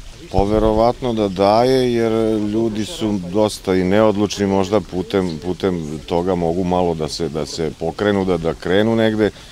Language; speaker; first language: Croatian; non-native, local second language; Slovak